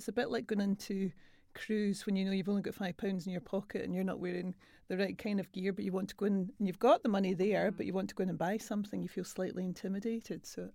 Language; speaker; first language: English; native; English